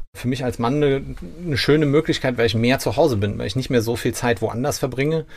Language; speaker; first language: German; native; German